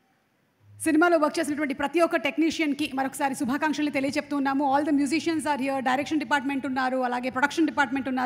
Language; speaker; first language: Telugu; native; Telugu